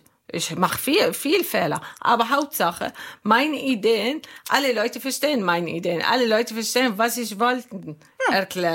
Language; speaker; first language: German; non-native, learner; Arabic